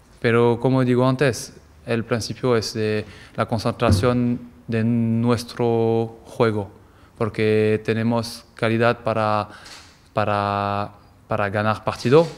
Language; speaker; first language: Spanish; non-native, learner; French